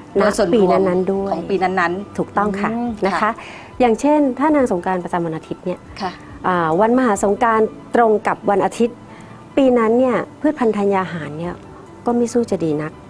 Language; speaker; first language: Thai; native; Thai